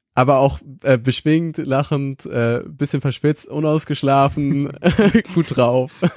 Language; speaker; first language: German; native; German